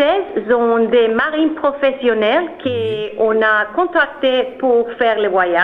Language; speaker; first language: French; non-native, learner; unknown